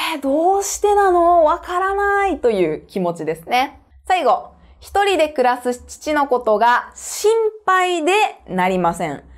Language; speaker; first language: Japanese; native; Japanese